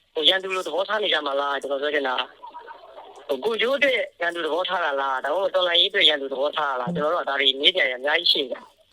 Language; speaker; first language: Burmese; native; Burmese